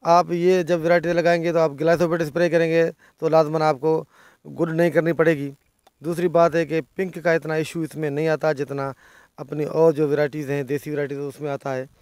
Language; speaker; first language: Urdu; non-native, local second language; Sindhi